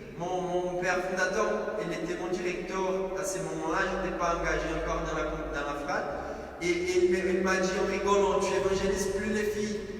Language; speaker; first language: French; non-native, fluent; Portuguese